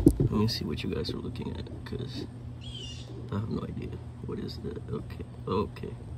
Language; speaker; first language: English; early bilingual, other home language; Spanish